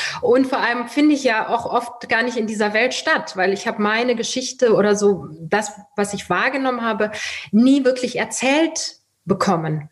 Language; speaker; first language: German; early bilingual, other home language; Persian